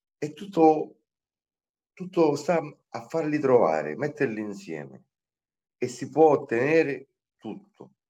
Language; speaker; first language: Italian; native; Italian